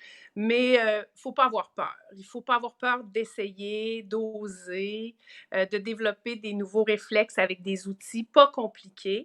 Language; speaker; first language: French; native; French